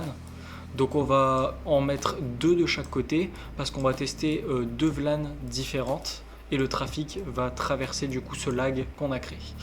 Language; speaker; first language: French; native; French